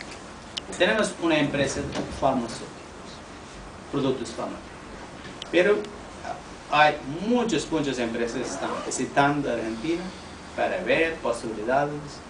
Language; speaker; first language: Spanish; non-native, learner; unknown